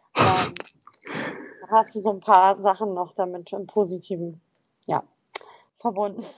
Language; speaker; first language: German; native; German